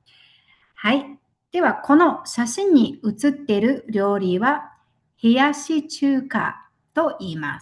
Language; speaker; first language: Japanese; non-native, fluent; Mongolian